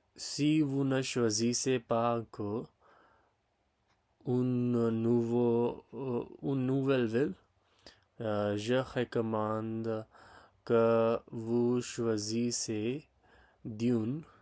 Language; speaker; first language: French; non-native, learner; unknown